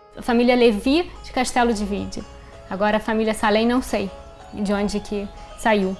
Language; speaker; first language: Portuguese; native; Portuguese